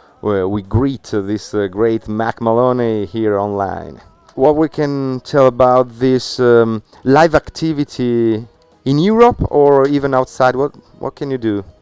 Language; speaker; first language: English; non-native, fluent; Italian